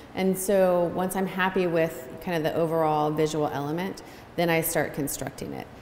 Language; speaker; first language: English; native; English